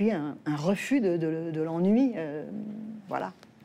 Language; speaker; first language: French; native; French